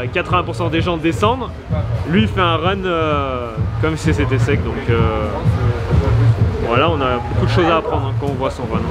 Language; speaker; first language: French; native; French